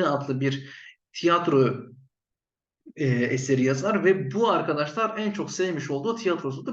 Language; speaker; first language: Turkish; native; Turkish